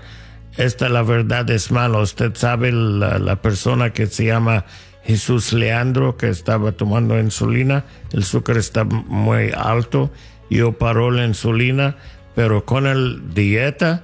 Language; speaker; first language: Spanish; non-native, learner; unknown